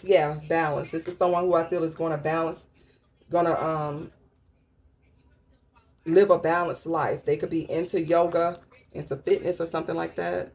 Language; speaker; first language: English; native; English